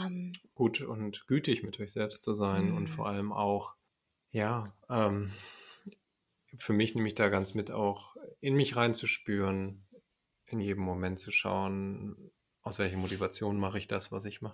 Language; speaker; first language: German; native; German